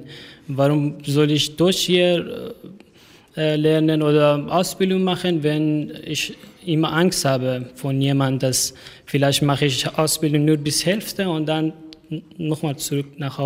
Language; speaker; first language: German; non-native, learner; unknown